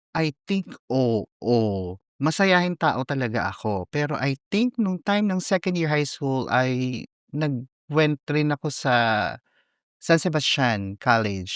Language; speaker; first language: Filipino; native; Filipino